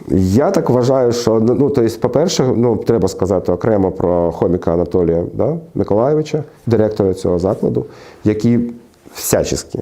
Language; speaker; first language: Ukrainian; non-native, local second language; Russian